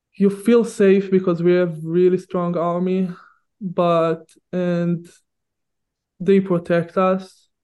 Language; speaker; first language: English; non-native, fluent; Hebrew